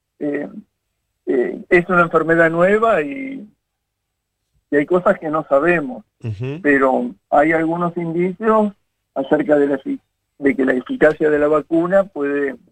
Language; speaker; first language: Spanish; native; Spanish